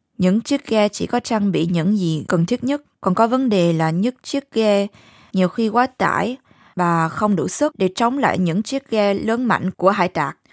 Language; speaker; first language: Vietnamese; early bilingual, heritage; Vietnamese